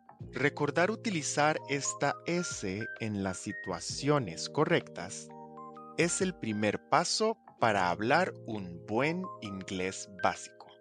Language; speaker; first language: Spanish; native; Spanish